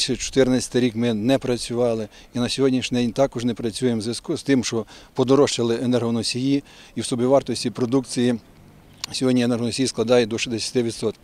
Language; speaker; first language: Ukrainian; native; Ukrainian